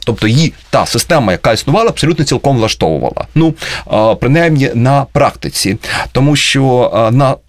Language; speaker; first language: Ukrainian; native; Ukrainian